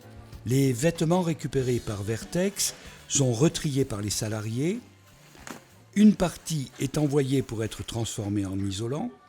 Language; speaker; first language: French; native; French